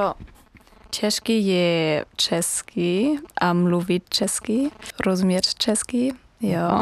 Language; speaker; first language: Czech; non-native, learner; German